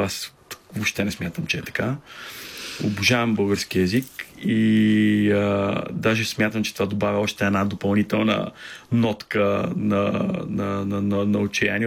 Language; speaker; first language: Bulgarian; native; Bulgarian